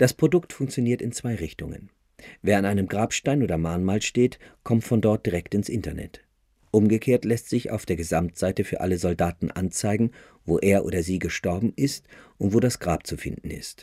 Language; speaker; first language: German; native; German